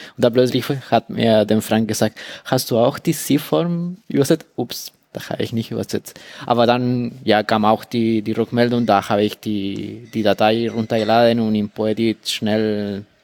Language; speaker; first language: German; non-native, fluent; Spanish